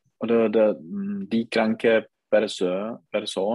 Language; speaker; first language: German; non-native, learner; Czech